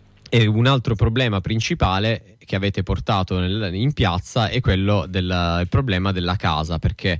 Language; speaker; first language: Italian; native; Italian